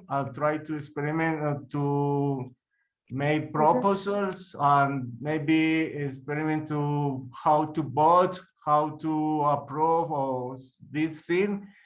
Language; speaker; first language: English; non-native, learner; Spanish